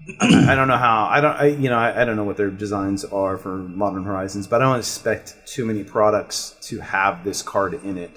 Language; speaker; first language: English; native; English